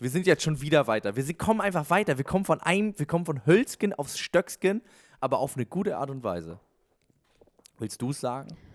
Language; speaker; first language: German; native; German